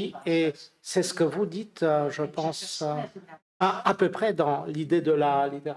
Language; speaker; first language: French; non-native, fluent; Romanian